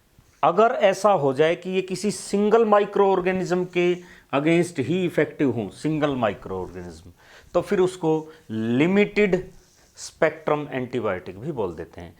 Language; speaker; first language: Hindi; native; Hindi